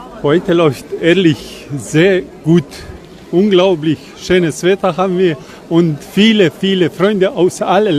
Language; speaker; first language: German; non-native, fluent; Bosnian